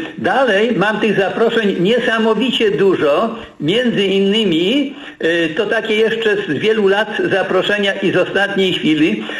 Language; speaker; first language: Polish; native; Polish